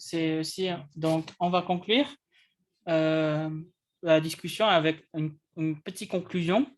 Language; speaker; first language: French; non-native, learner; English